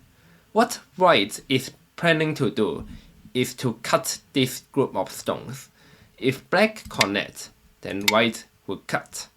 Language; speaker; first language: English; non-native, fluent; Chinese